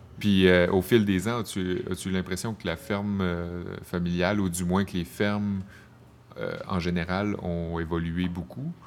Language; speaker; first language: French; native; French